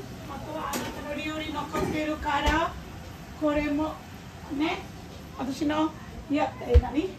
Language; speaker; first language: Japanese; non-native, learner; Bangla